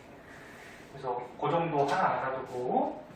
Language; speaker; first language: Korean; native; Korean